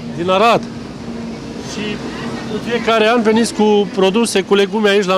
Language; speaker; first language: Romanian; native; Romanian